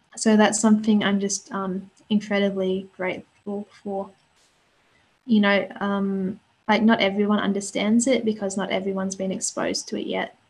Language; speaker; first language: English; native; English